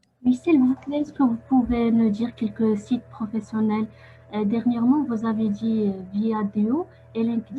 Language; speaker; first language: French; non-native, local second language; Arabic